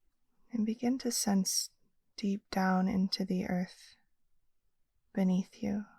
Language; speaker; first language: English; native; English